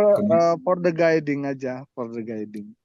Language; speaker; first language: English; non-native, learner; Indonesian